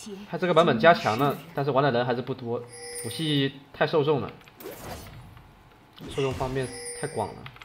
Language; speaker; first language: Chinese; native; Chinese